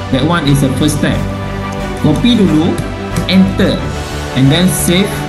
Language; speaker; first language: English; non-native, local second language; Malay